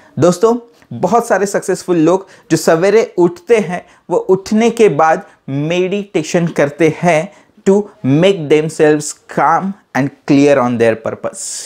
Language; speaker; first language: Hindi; non-native, local second language; Marathi